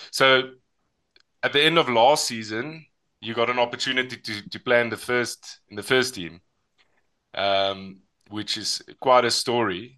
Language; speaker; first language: English; non-native, local second language; Afrikaans